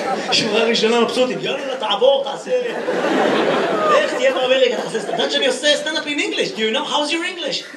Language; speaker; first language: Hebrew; native; Hebrew